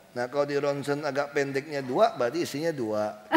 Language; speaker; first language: Indonesian; native; Indonesian